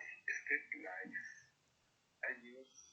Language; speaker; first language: English; non-native, learner; Spanish